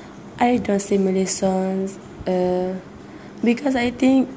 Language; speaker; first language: English; non-native, learner; Malay